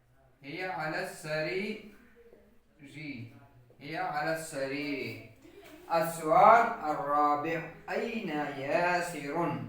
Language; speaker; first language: Arabic; non-native, fluent; Urdu